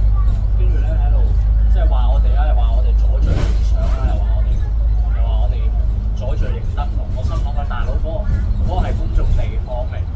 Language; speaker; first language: Cantonese; native; Cantonese